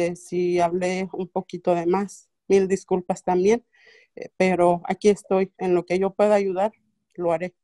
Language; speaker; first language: Spanish; non-native, local second language; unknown